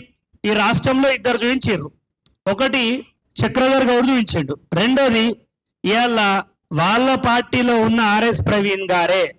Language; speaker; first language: Telugu; native; Telugu